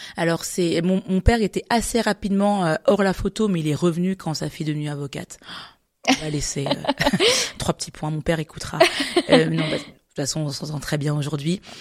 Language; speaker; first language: French; native; French